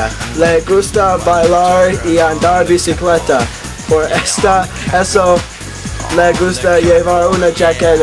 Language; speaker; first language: Spanish; non-native, learner; English